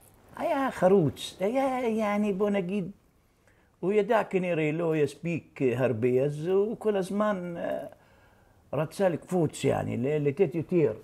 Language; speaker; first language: Hebrew; non-native, local second language; Arabic